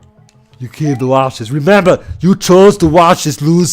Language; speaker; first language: English; native; English